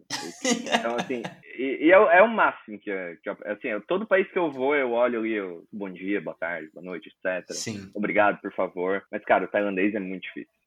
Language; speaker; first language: Portuguese; native; Portuguese